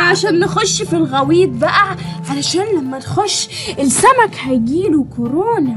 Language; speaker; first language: Arabic; native; Arabic